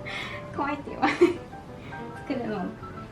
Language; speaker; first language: Japanese; native; Japanese